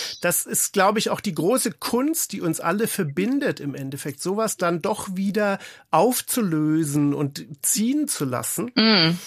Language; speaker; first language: German; native; German